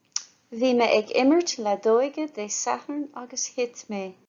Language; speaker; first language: Irish; non-native, local second language; English